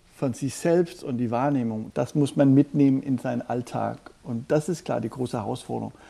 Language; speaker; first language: German; non-native, fluent; Danish